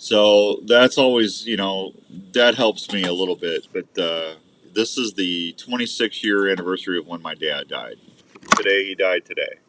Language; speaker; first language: English; native; English